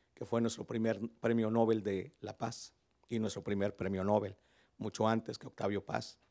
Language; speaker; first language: Spanish; native; Spanish